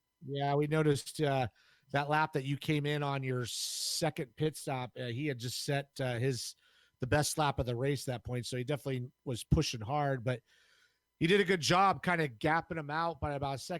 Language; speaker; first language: English; native; English